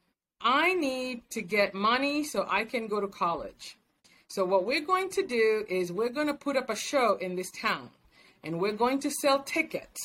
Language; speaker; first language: English; non-native, local second language; Swahili